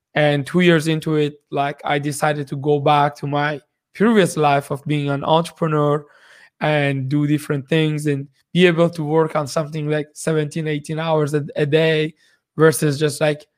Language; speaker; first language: English; non-native, fluent; Persian